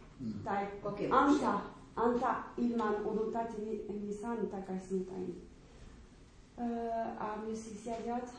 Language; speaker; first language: Finnish; non-native, learner; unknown